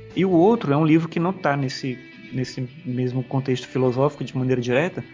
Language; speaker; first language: Portuguese; native; Portuguese